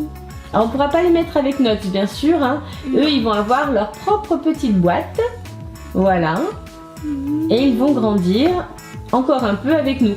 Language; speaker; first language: French; native; French